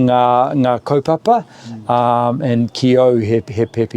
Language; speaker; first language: Māori; non-native, local second language; English